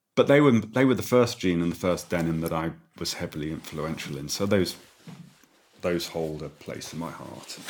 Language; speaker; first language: English; native; English